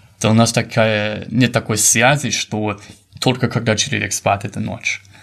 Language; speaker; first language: Russian; non-native, fluent; English